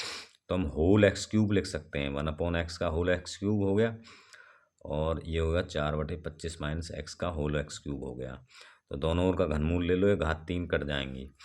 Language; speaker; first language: Hindi; native; Hindi